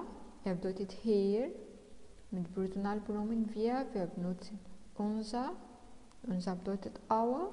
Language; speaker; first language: German; non-native, fluent; Arabic